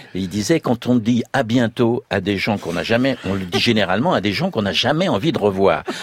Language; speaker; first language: French; native; French